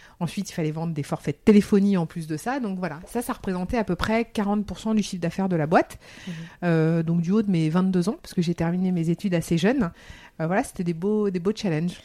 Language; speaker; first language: French; early bilingual, heritage; French